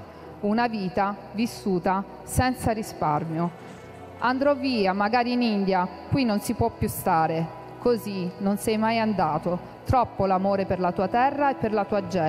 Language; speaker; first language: Italian; native; Italian